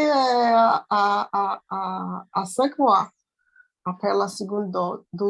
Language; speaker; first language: French; non-native, learner; Portuguese